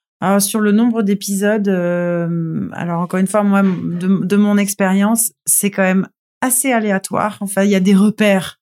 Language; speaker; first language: French; native; French